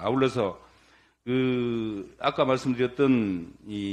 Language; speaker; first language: Korean; native; Korean